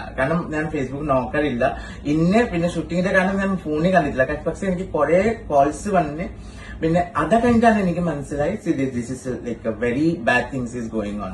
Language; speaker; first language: Malayalam; non-native, fluent; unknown